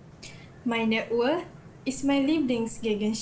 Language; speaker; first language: German; non-native, learner; Malay